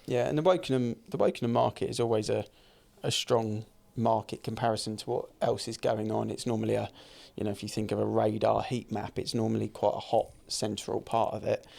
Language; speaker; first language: English; native; English